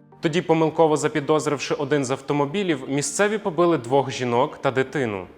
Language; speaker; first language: Ukrainian; native; Ukrainian